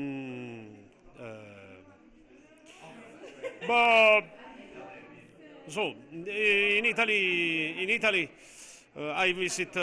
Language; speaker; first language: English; non-native, learner; Italian